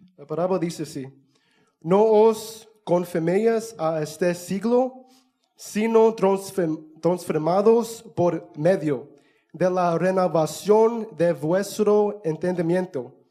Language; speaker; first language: Spanish; early bilingual, heritage; Spanish